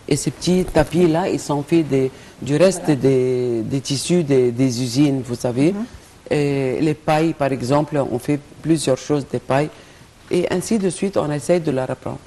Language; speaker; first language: French; non-native, fluent; Arabic